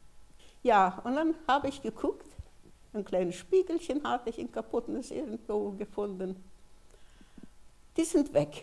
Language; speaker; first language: German; early bilingual, heritage; German